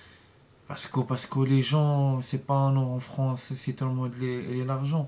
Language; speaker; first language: French; non-native, learner; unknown